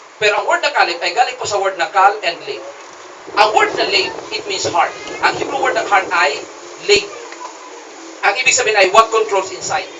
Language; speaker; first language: Filipino; non-native, local second language; Cebuano